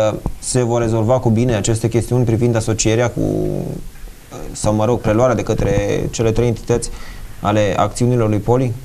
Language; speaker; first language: Romanian; native; Romanian